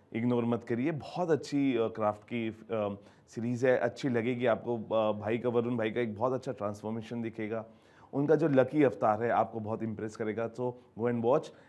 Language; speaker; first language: Hindi; native; Hindi